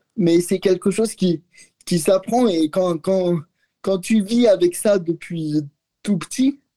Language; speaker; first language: French; native; French